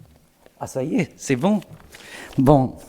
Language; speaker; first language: French; non-native, fluent; Chinese